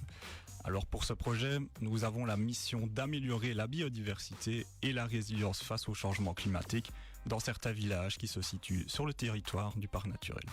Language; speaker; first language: French; native; French